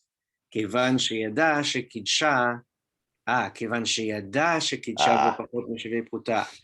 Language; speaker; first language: Hebrew; non-native, fluent; English